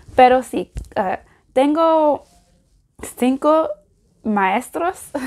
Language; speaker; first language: Spanish; non-native, learner; English